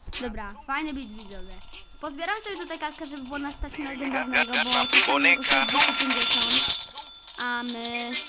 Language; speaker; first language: Polish; native; Polish